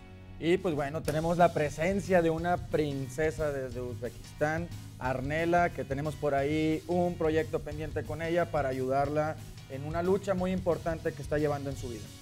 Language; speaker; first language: Spanish; native; Spanish